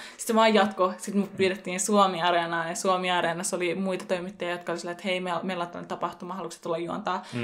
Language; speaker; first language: Finnish; early bilingual, other home language; Persian